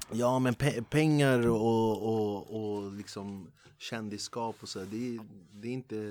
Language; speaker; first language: Swedish; early bilingual, other home language; Kurdish